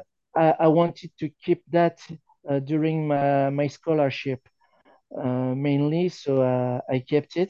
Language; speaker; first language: English; non-native, fluent; French